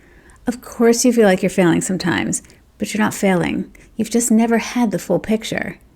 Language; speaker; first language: English; native; English